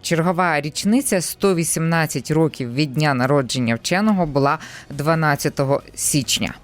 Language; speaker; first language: Ukrainian; native; Ukrainian